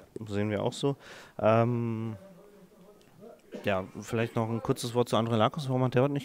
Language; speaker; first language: German; native; German